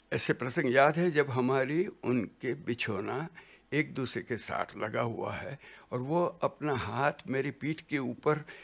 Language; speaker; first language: Hindi; non-native, local second language; Gujarati